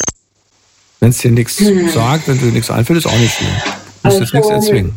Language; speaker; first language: German; native; German